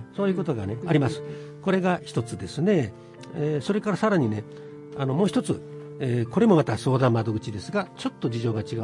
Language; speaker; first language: Japanese; native; Japanese